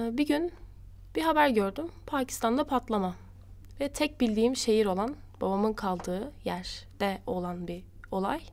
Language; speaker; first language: Turkish; native; Turkish